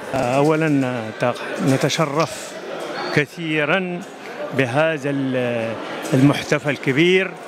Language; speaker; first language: Arabic; native; Arabic